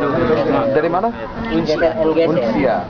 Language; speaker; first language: Indonesian; non-native, learner; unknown